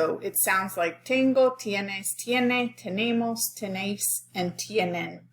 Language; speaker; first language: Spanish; non-native, fluent; English